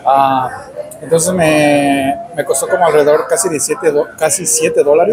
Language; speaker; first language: Spanish; early bilingual, heritage; Spanish